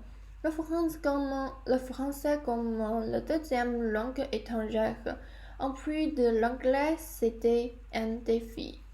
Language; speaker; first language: French; non-native, learner; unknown